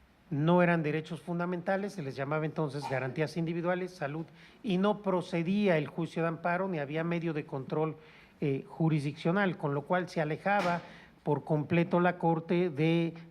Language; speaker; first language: Spanish; native; Spanish